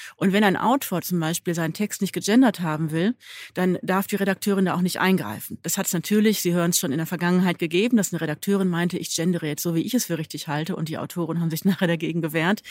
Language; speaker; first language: German; native; German